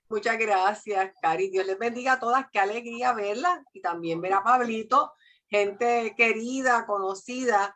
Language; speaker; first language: Spanish; native; Spanish